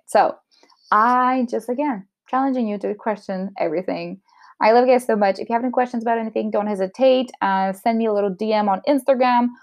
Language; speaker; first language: English; non-native, local second language; French